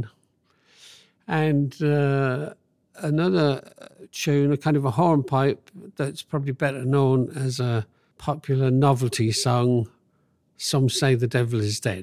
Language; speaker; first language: English; native; English